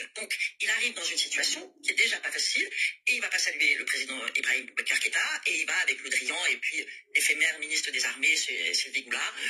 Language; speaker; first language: French; native; French